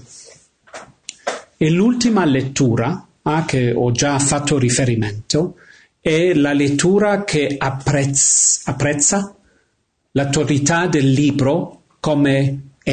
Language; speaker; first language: Italian; non-native, fluent; English